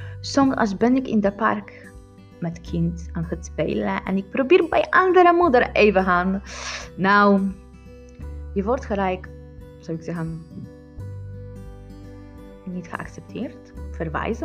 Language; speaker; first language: Dutch; non-native, learner; Polish